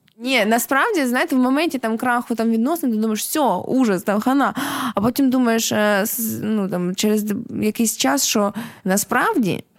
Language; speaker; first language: Ukrainian; non-native, local second language; Russian